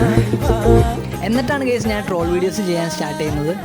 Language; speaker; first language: Malayalam; native; Malayalam